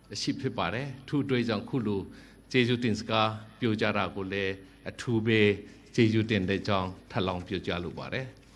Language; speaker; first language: Burmese; non-native, local second language; Hakha Chin